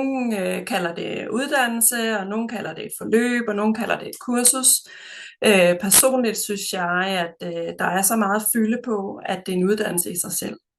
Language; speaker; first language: Danish; native; Danish